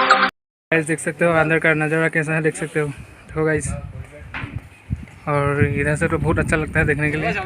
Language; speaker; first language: Hindi; non-native, local second language; Assamese